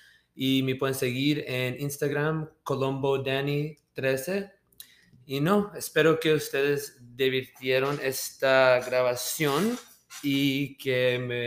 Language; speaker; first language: Spanish; early bilingual, heritage; Spanish